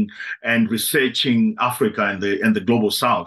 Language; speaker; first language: English; non-native, local second language; Shona